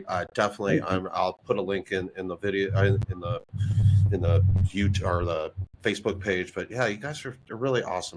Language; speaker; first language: English; native; English